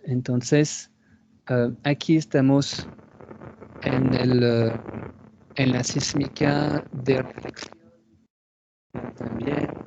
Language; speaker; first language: Spanish; non-native, fluent; French